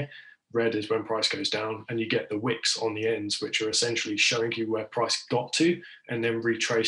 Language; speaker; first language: English; native; English